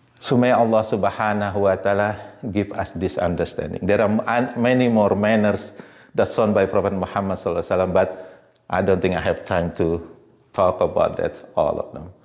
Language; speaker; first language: English; non-native, fluent; Indonesian